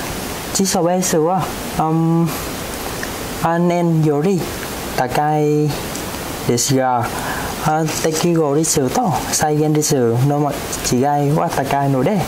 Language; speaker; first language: Japanese; non-native, fluent; Vietnamese